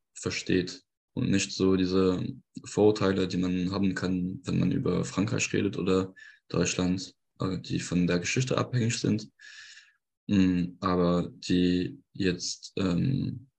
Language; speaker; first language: German; non-native, fluent; French